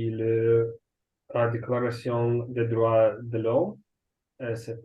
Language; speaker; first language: French; non-native, learner; Russian